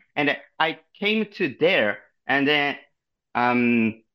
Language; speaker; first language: English; non-native, learner; Japanese